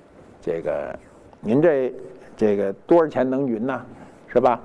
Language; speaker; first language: Chinese; native; Chinese